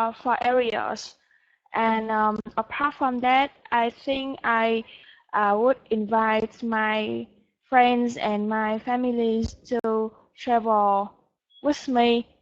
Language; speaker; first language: English; non-native, learner; Vietnamese